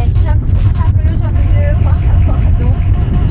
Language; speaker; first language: French; non-native, learner; Japanese